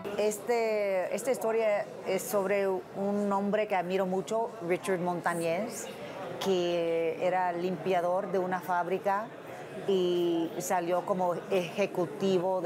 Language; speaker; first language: Spanish; non-native, fluent; English